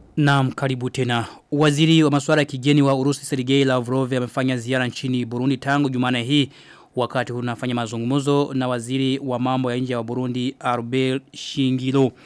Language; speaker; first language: Swahili; non-native, local second language; Rundi